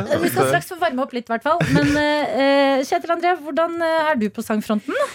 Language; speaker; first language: Norwegian; native; Norwegian